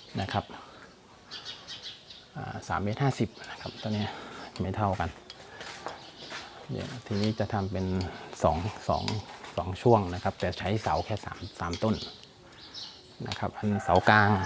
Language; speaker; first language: Thai; native; Thai